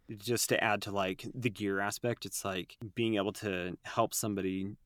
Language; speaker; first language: English; native; English